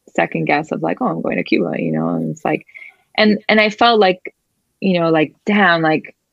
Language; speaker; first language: English; early bilingual, other home language; Spanish